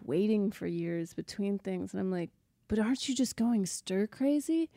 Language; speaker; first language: English; native; English